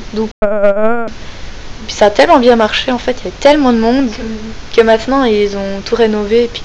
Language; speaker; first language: French; native; French